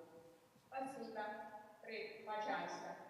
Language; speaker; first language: Russian; non-native, fluent; Italian